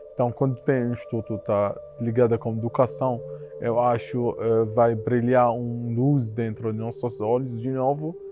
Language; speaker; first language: Portuguese; non-native, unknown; Arabic